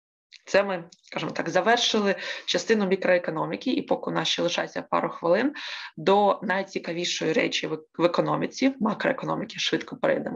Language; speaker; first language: Ukrainian; native; Ukrainian